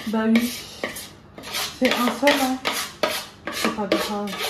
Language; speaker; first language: French; native; French